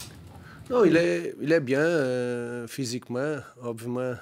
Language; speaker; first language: French; non-native, learner; Portuguese